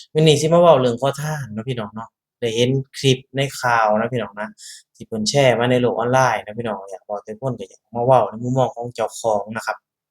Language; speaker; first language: Thai; native; Thai